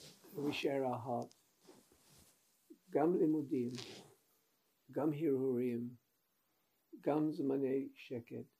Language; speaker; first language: Hebrew; non-native, fluent; English